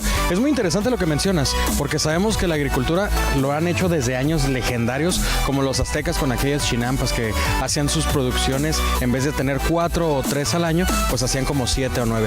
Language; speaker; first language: Spanish; native; Spanish